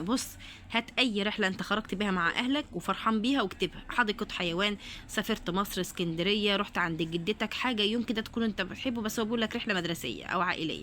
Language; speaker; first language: Arabic; native; Arabic